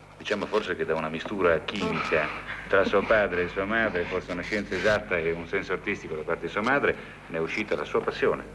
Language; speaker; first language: Italian; native; Italian